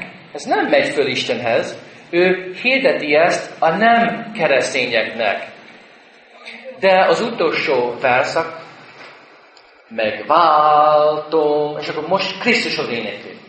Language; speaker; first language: Hungarian; non-native, fluent; English